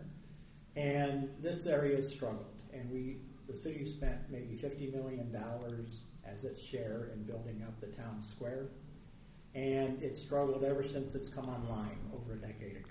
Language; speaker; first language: English; native; English